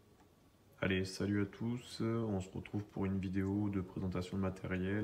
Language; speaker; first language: French; native; French